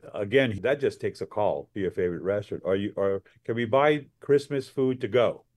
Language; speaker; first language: English; early bilingual, other home language; French